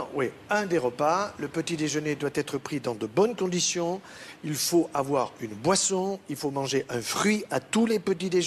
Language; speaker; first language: French; native; French